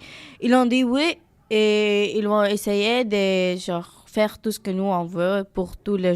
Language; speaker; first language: French; non-native, learner; Bangla